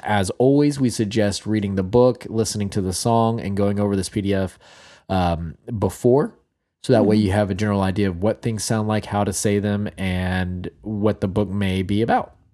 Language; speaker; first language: English; native; English